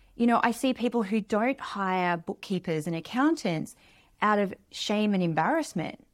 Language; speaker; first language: English; native; English